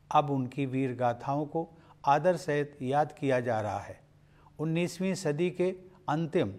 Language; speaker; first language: Hindi; native; Hindi